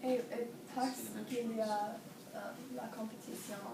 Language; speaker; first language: French; non-native, learner; English